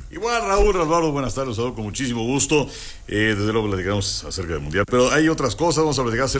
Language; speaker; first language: Spanish; native; Spanish